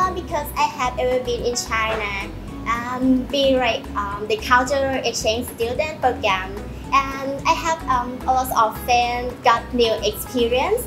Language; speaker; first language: English; non-native, learner; Thai